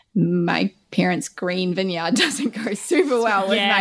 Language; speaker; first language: English; native; English